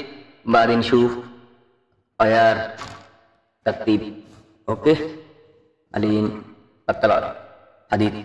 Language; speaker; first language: Arabic; non-native, learner; Bangla